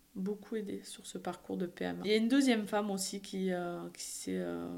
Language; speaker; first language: French; native; French